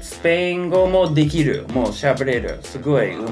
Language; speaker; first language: Japanese; non-native, fluent; English